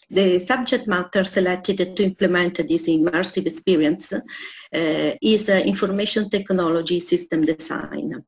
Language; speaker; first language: English; non-native, fluent; Italian